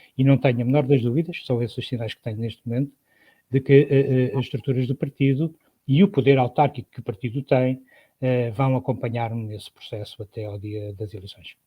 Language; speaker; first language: Portuguese; native; Portuguese